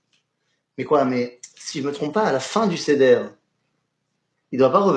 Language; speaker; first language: French; native; French